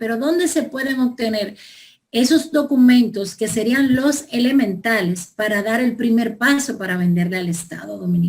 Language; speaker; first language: Spanish; native; Spanish